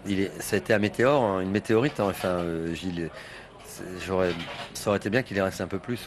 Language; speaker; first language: French; native; French